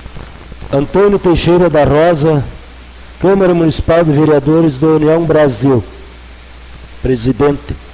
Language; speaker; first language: Portuguese; native; Portuguese